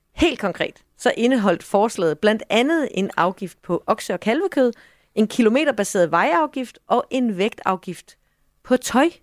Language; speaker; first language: Danish; native; Danish